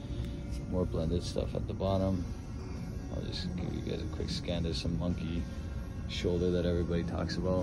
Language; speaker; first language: English; native; English